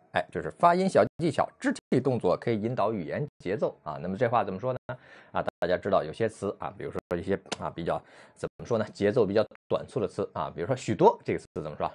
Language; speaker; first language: Chinese; native; Chinese